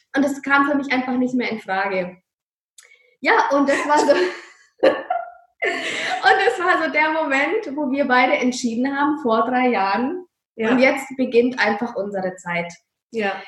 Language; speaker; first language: German; native; German